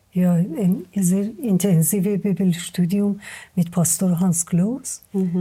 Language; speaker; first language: German; non-native, learner; Persian